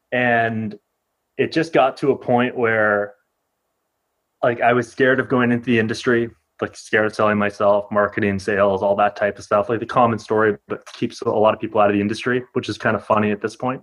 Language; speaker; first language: English; native; English